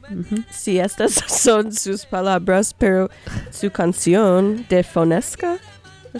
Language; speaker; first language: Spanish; early bilingual, heritage; Spanish